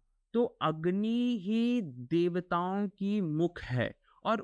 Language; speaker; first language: Hindi; native; Hindi